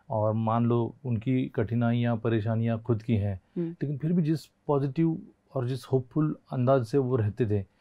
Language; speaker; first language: Hindi; non-native, local second language; Marathi